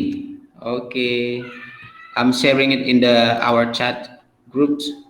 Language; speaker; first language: English; non-native, fluent; Indonesian